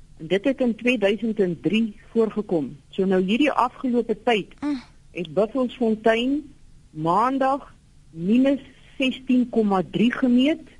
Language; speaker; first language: Afrikaans; native; Afrikaans